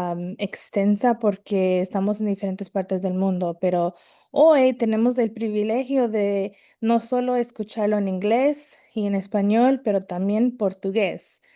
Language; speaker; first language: Spanish; early bilingual, heritage; Spanish